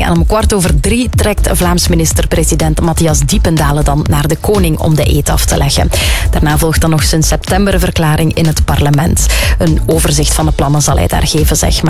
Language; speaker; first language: Dutch; native; Dutch